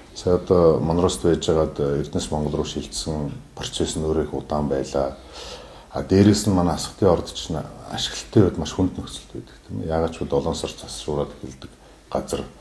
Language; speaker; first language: Mongolian; non-native, local second language; Kazakh